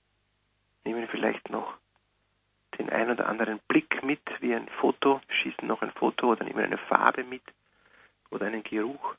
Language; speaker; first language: German; native; German